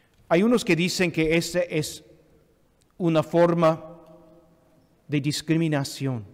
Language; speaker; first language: Spanish; non-native, fluent; English